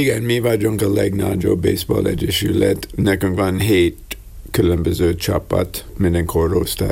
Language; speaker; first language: Hungarian; non-native, learner; English